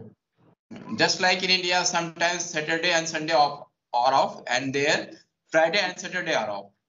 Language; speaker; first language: English; non-native, local second language; Hindi